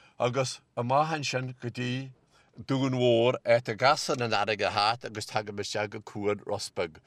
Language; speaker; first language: Irish; native; Irish